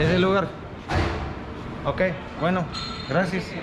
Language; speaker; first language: Spanish; non-native, learner; English